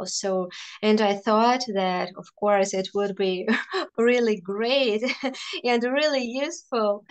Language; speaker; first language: English; non-native, fluent; Russian